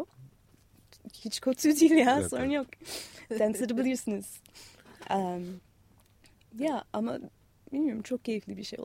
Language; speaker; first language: Turkish; non-native, fluent; English